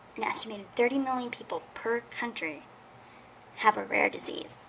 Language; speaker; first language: English; native; English